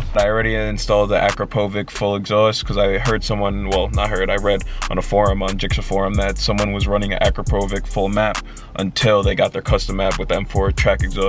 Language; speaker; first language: English; native; English